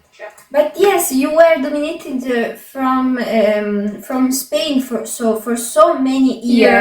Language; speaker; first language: English; non-native, fluent; Arabic